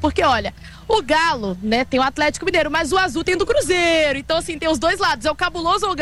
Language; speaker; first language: Portuguese; native; Portuguese